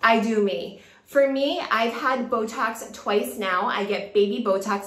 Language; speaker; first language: English; native; English